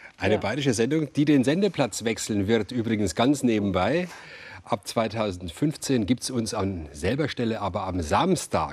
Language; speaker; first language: German; native; German